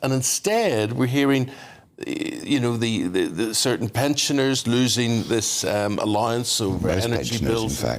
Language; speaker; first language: English; native; English